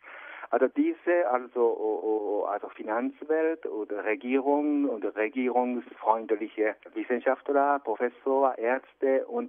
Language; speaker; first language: German; non-native, fluent; Japanese